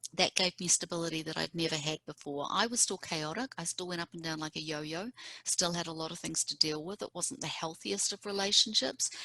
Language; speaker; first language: English; native; English